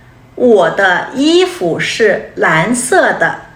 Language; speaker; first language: Chinese; non-native, fluent; Kazakh